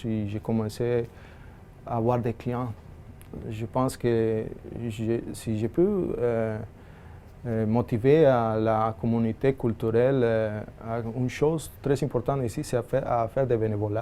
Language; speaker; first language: French; non-native, fluent; Spanish